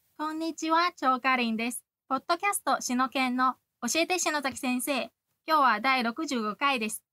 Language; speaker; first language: Japanese; non-native, fluent; Chinese